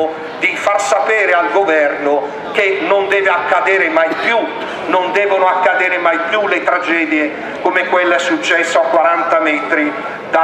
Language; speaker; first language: Italian; native; Italian